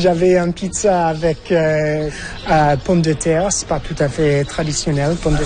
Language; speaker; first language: French; non-native, fluent; English